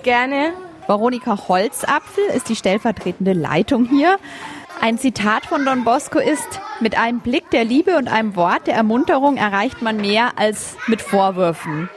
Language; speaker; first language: German; native; German